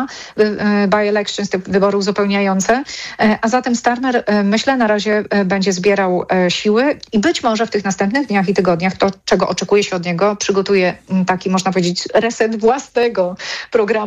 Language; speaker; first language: Polish; native; Polish